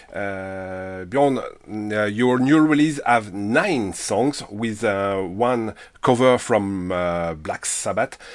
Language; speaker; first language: English; non-native, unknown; French